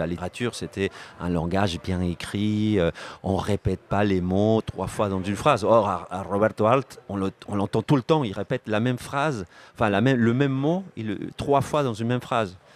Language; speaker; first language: French; non-native, fluent; Spanish